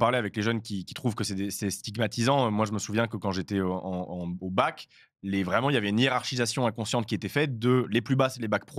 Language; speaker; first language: French; native; French